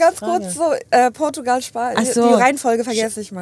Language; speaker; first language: German; early bilingual, other home language; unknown